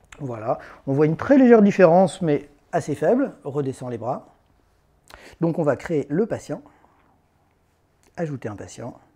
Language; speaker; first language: French; native; French